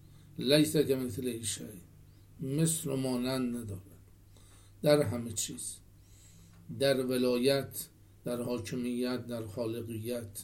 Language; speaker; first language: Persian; native; Persian